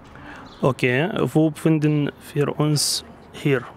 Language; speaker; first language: German; non-native, learner; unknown